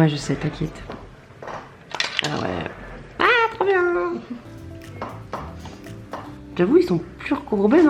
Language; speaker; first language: French; native; French